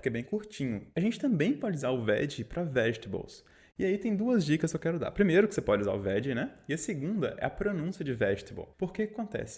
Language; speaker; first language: Portuguese; native; Portuguese